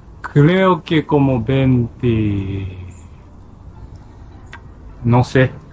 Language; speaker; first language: Spanish; non-native, learner; Japanese